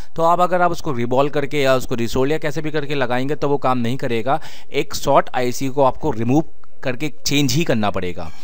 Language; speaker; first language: Hindi; native; Hindi